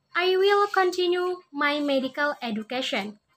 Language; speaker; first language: English; non-native, learner; Indonesian